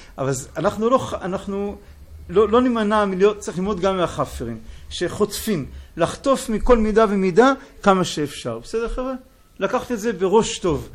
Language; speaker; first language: Hebrew; native; Hebrew